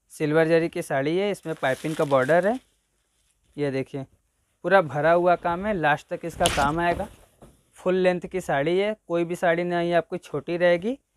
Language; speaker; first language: Hindi; native; Hindi